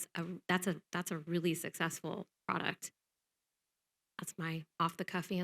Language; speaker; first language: English; native; English